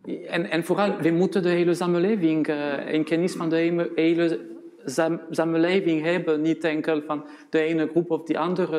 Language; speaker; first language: Dutch; non-native, fluent; French